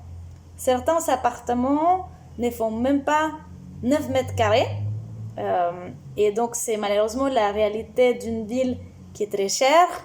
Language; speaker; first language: French; non-native, fluent; Spanish